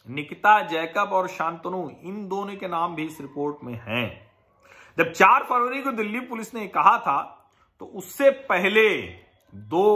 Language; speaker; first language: Hindi; native; Hindi